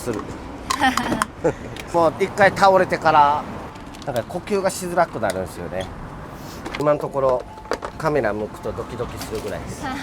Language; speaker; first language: Japanese; native; Japanese